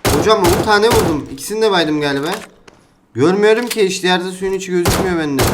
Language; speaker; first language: Turkish; native; Turkish